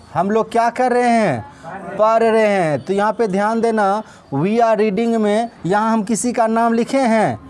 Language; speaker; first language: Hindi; native; Hindi